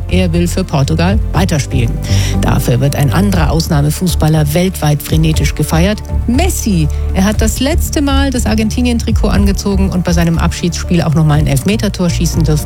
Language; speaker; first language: German; native; German